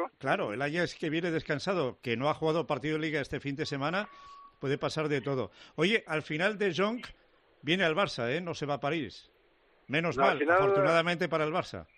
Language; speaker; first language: Spanish; native; Spanish